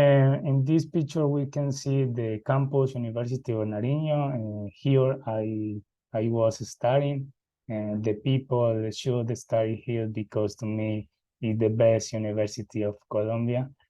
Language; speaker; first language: English; non-native, learner; Spanish